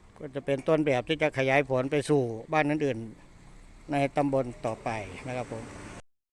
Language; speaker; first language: Thai; non-native, local second language; Northeastern Thai